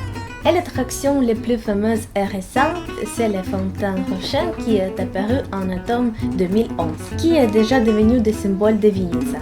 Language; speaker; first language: French; non-native, learner; Ukrainian